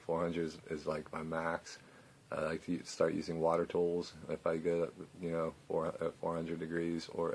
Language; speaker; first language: English; native; English